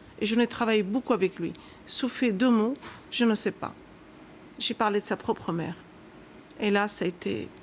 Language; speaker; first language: French; non-native, local second language; Arabic